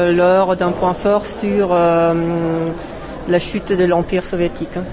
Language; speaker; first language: French; non-native, fluent; German